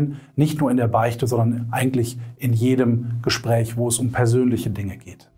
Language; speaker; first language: German; native; German